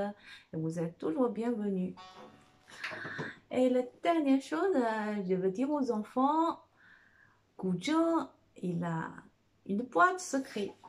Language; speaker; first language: French; non-native, fluent; Chinese